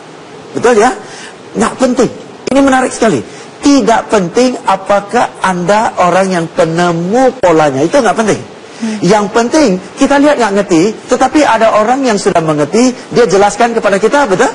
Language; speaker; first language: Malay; non-native, local second language; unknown